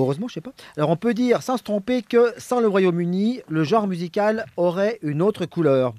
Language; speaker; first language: French; native; French